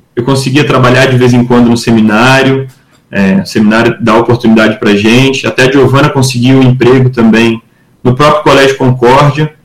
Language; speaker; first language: Portuguese; native; Portuguese